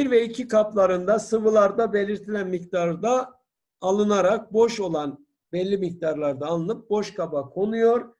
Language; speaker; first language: Turkish; native; Turkish